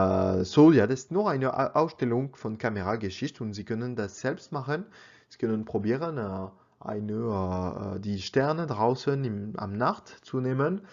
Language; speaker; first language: German; non-native, learner; French